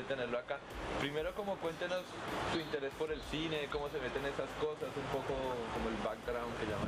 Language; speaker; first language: Spanish; native; Spanish